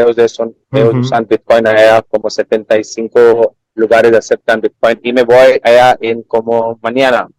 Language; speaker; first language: Spanish; non-native, learner; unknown